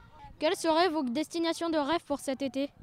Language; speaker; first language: French; native; French